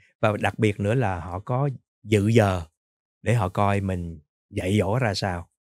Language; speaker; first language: Vietnamese; native; Vietnamese